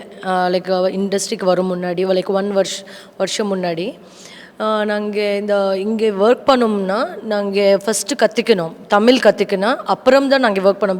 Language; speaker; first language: Tamil; non-native, learner; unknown